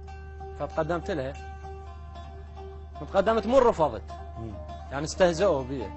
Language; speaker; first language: Arabic; native; Arabic